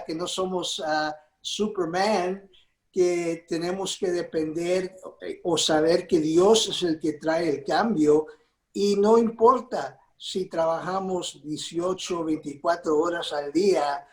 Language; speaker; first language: Spanish; early bilingual, heritage; Spanish